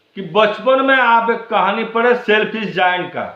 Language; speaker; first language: Hindi; non-native, local second language; Bangla